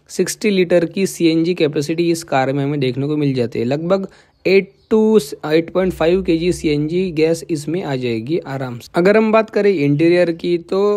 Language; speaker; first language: Hindi; non-native, local second language; Marathi